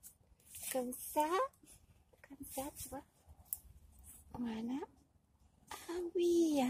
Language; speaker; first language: French; native; French